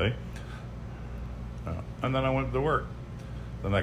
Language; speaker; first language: English; native; English